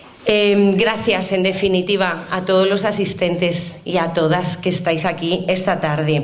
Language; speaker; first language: Spanish; native; Spanish